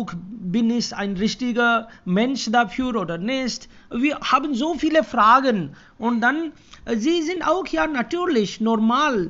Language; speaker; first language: German; non-native, fluent; Hindi